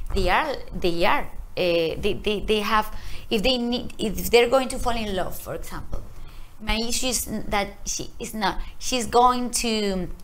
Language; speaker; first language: English; non-native, learner; Spanish